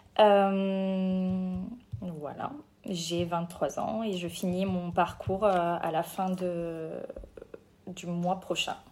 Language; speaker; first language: French; native; French